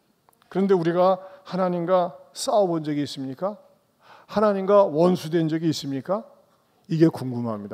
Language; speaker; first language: Korean; native; Korean